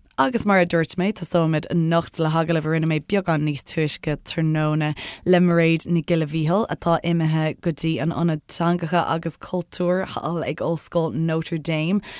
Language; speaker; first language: Irish; native; Irish